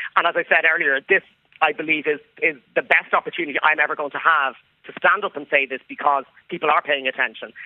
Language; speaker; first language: English; native; English